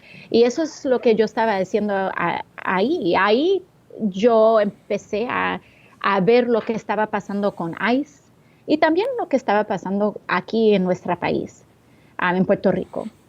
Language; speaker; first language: Spanish; early bilingual, heritage; English